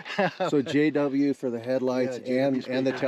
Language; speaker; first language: English; native; English